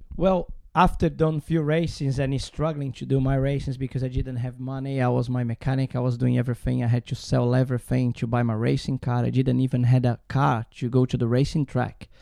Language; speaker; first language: English; non-native, learner; Portuguese